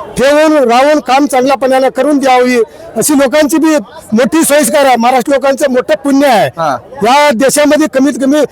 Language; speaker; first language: Marathi; non-native, local second language; Lambadi